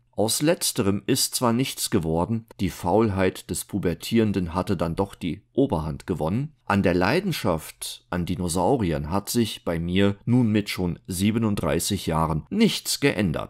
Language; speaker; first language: German; native; German